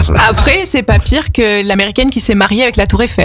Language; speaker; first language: French; native; French